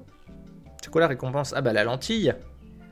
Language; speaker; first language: French; native; French